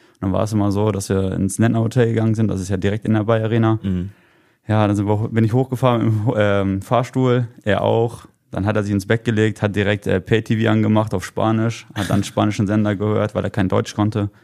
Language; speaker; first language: German; native; German